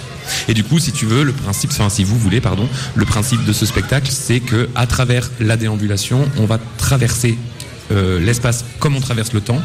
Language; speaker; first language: French; native; French